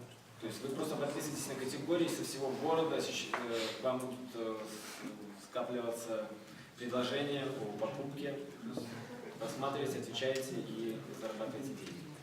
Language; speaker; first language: Russian; native; Russian